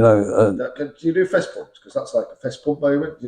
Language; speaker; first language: English; native; English